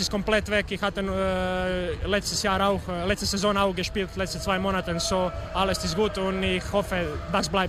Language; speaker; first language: German; non-native, learner; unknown